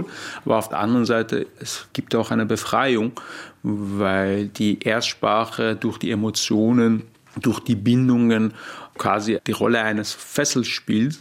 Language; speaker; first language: German; non-native, fluent; Persian